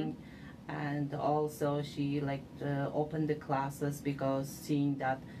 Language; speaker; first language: English; non-native, fluent; Uzbek